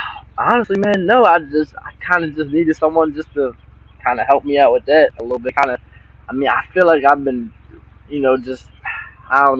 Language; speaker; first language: English; native; English